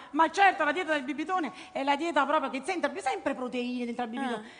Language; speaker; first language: Italian; native; Italian